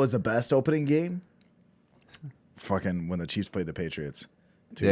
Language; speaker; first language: English; native; English